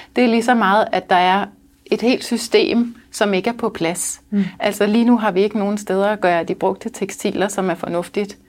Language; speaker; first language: Danish; native; Danish